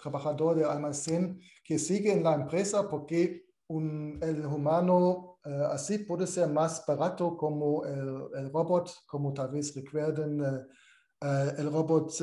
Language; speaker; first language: Spanish; non-native, fluent; German